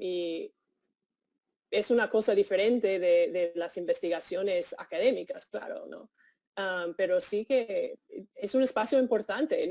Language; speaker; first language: Spanish; non-native, fluent; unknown